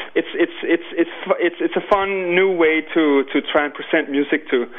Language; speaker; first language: English; non-native, fluent; Danish